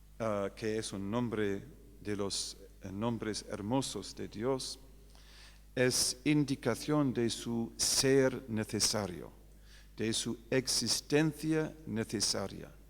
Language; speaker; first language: Spanish; non-native, fluent; English